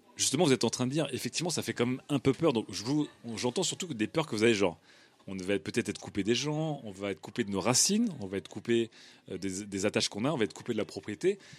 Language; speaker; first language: French; native; French